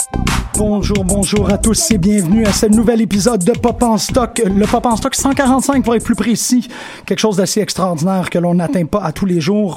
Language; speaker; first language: French; native; French